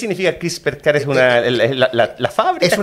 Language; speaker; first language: Spanish; native; Spanish